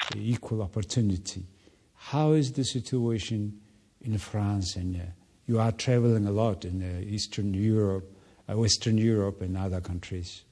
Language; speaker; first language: English; non-native, learner; Mongolian